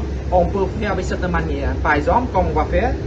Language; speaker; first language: French; non-native, fluent; Khmer